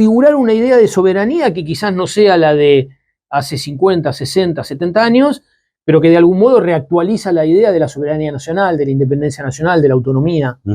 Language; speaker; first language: Spanish; native; Spanish